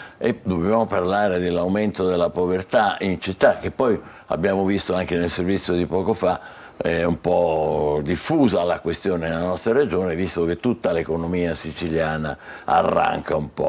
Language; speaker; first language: Italian; native; Italian